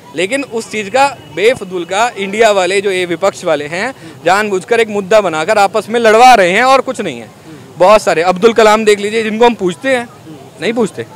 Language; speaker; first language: Hindi; native; Hindi